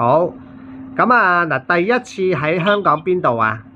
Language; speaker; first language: Cantonese; native; Cantonese